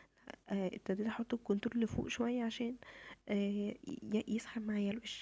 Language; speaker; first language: Arabic; native; Arabic